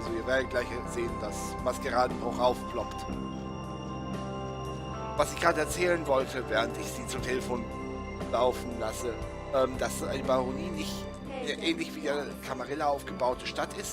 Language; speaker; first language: German; native; German